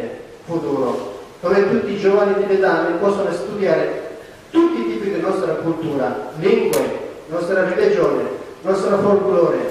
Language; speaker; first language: Italian; non-native, learner; Tibetan